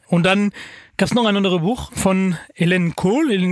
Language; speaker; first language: German; non-native, fluent; French